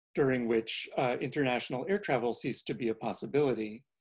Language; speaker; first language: English; native; English